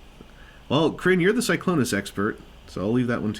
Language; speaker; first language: English; native; English